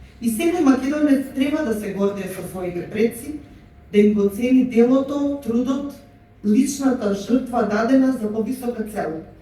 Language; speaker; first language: Macedonian; native; Macedonian